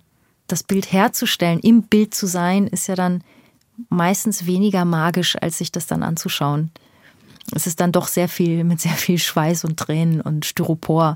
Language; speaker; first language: German; early bilingual, other home language; Persian